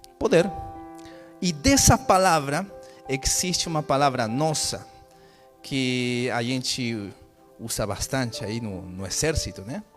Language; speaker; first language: Portuguese; non-native, fluent; Spanish